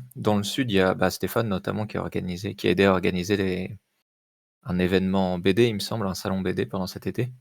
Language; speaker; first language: French; native; French